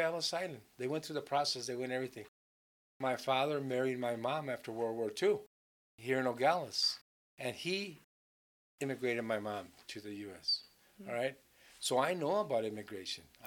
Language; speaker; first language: English; native; English